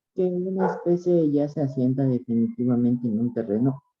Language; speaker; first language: Spanish; native; Spanish